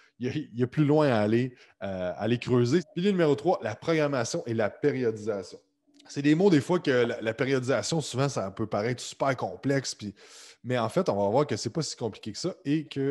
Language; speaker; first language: French; native; French